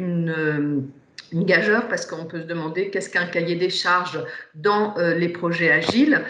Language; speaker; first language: French; native; French